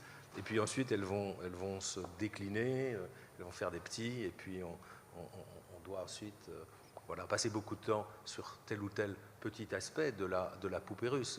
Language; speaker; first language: French; native; French